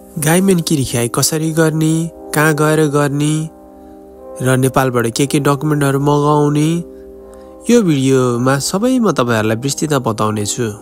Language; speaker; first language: Nepali; native; Nepali